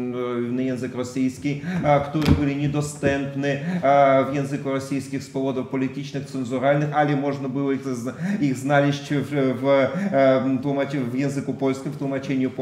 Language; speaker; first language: Polish; non-native, fluent; Russian